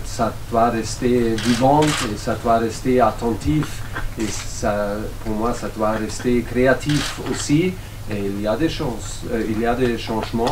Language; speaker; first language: French; non-native, learner; German